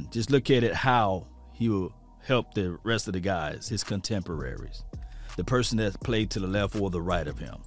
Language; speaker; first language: English; native; English